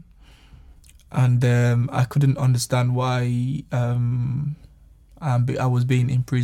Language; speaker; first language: English; non-native, local second language; Yoruba